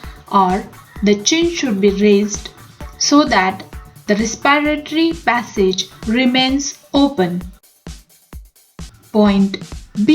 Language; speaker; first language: English; non-native, local second language; Marathi